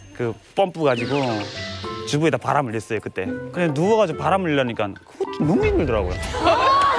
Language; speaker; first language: Korean; native; Korean